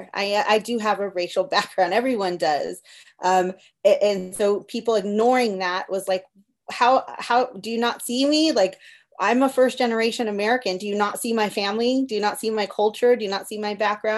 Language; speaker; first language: English; early bilingual, other home language; Spanish